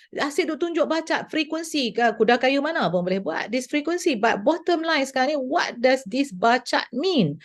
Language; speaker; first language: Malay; native; Malay